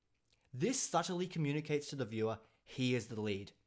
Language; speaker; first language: English; native; English